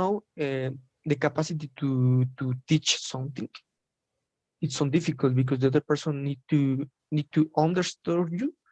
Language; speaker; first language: English; non-native, learner; Spanish